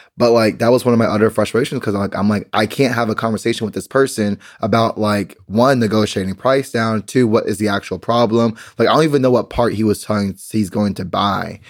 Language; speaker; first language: English; native; English